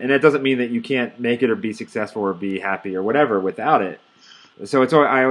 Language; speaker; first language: English; native; English